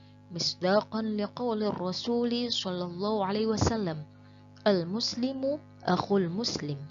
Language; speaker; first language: Arabic; non-native, fluent; Indonesian